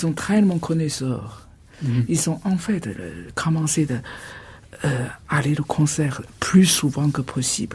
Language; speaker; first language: French; non-native, fluent; Chinese